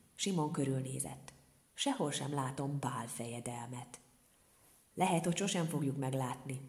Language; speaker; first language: Hungarian; native; Hungarian